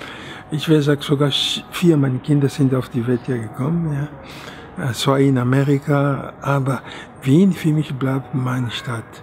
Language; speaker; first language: German; non-native, fluent; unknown